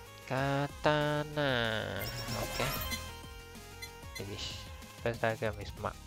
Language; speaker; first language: English; non-native, local second language; Malay